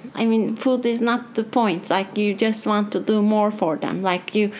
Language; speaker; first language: English; non-native, fluent; Turkish